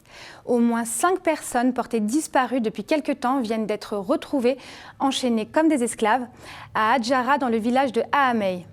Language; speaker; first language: French; native; French